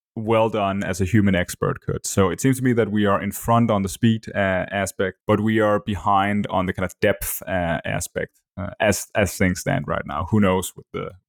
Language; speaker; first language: English; non-native, fluent; Danish